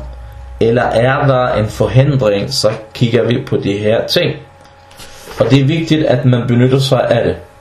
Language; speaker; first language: Danish; early bilingual, other home language; Arabic